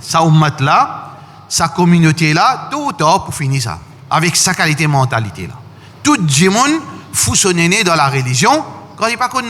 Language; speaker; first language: French; non-native, learner; Morisyen